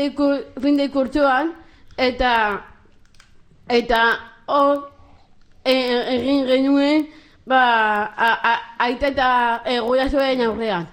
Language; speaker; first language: Basque; non-native, local second language; Spanish